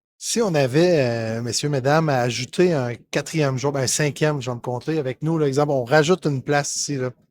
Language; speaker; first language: French; native; French